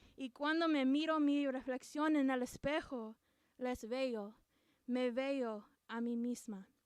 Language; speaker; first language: Spanish; early bilingual, heritage; Spanish